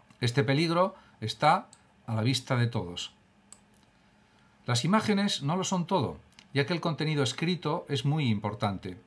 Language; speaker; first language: Spanish; native; Spanish